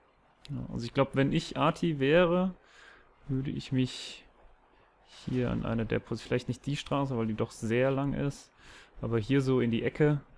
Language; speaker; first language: German; native; German